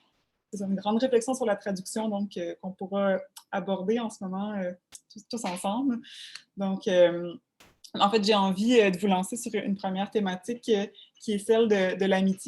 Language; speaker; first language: French; native; French